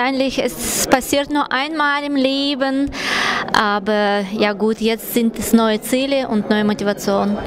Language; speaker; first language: German; non-native, fluent; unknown